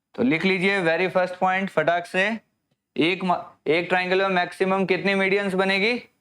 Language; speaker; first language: Hindi; native; Hindi